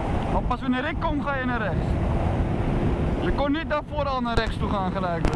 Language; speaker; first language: Dutch; native; Dutch